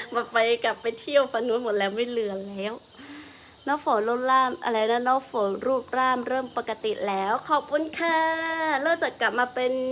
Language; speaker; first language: Thai; non-native, local second language; Lahu